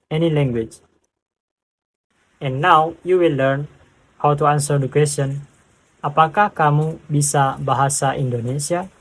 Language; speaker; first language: English; non-native, fluent; Indonesian